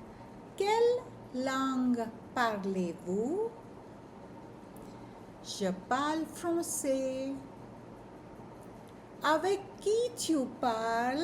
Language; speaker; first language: French; non-native, fluent; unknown